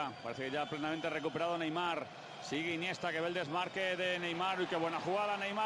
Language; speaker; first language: Spanish; native; Spanish